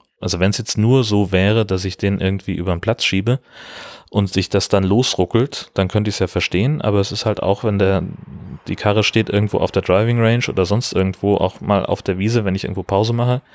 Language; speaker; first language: German; native; German